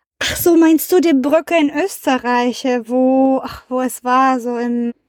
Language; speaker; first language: German; non-native, learner; French